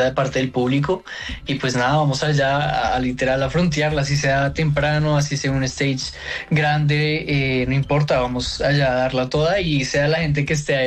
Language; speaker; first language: Spanish; native; Spanish